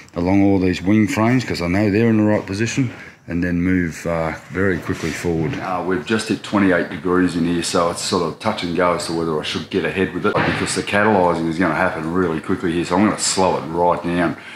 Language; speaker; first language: English; native; English